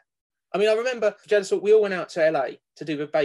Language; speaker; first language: English; native; English